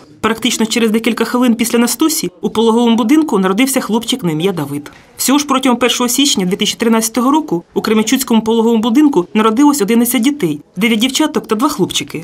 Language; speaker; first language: Ukrainian; native; Ukrainian